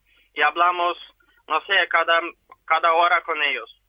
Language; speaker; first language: Spanish; non-native, learner; Ukrainian